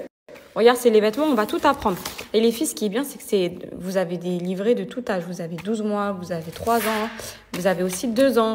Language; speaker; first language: French; native; French